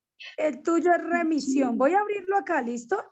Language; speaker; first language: Spanish; native; Spanish